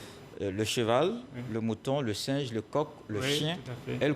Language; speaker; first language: French; native; French